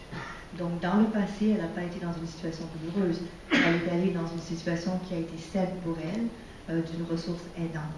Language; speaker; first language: French; native; French